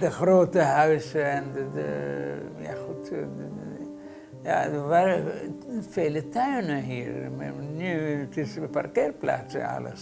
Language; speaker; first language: Dutch; non-native, learner; Hebrew